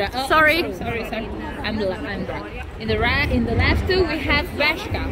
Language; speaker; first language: English; non-native, learner; Italian